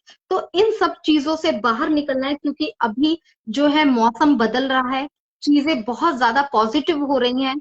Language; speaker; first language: Hindi; native; Hindi